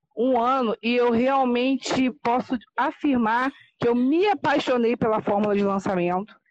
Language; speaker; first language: Portuguese; native; Portuguese